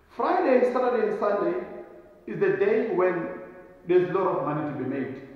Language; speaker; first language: English; non-native, local second language; Northern Sotho